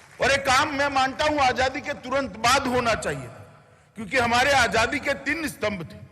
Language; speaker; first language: Hindi; non-native, local second language; Gujarati